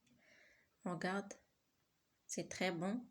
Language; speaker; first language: French; non-native, learner; Arabic